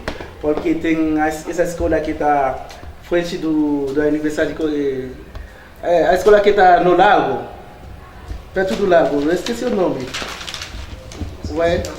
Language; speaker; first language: Portuguese; non-native, learner; Haitian Creole